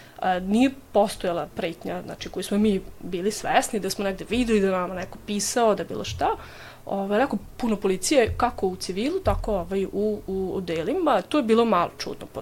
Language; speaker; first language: Serbian; native; Serbian